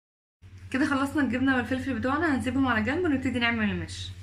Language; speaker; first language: Arabic; native; Arabic